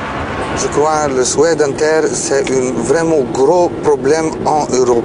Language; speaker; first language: French; non-native, learner; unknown